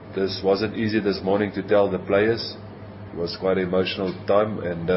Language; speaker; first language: English; non-native, local second language; Afrikaans